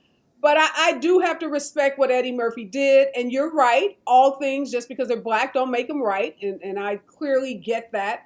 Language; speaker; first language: English; native; English